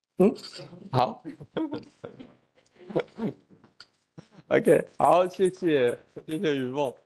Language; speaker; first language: Chinese; native; Chinese